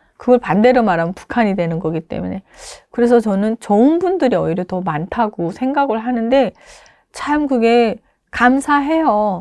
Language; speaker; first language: Korean; native; Korean